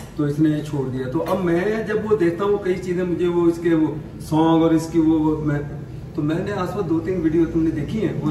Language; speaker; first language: Urdu; non-native, local second language; Punjabi